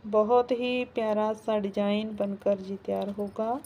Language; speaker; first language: Hindi; non-native, local second language; Punjabi